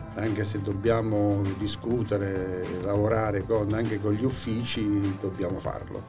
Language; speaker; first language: Italian; native; Italian